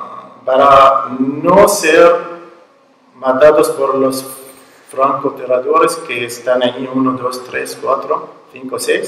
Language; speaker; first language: Spanish; non-native, learner; Arabic